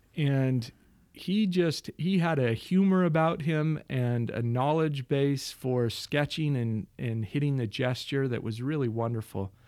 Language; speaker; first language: English; native; English